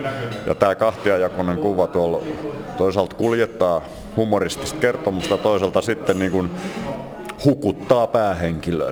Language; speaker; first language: Finnish; native; Finnish